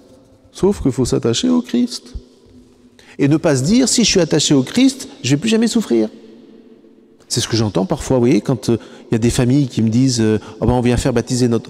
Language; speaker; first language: French; native; French